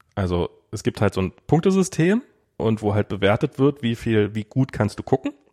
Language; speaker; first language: German; native; German